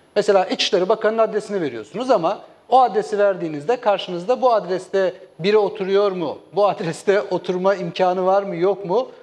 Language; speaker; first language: Turkish; native; Turkish